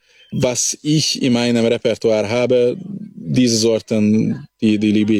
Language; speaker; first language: German; non-native, local second language; Hungarian